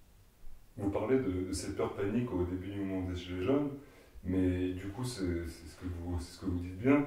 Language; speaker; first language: French; native; French